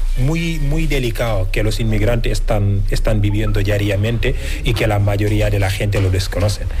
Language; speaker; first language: Spanish; non-native, fluent; Wolof